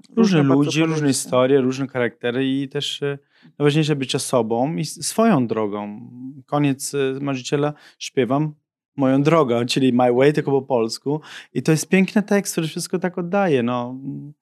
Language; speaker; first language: Polish; non-native, fluent; Italian